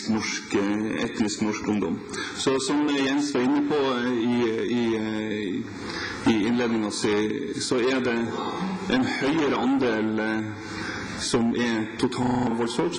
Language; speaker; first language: Norwegian; native; Norwegian